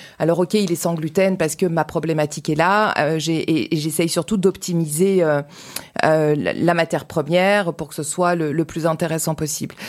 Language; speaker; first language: French; native; French